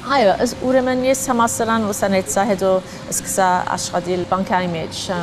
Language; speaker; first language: Armenian; early bilingual, heritage; Armenian